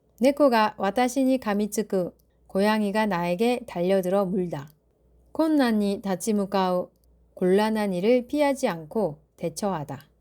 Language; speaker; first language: Korean; native; Korean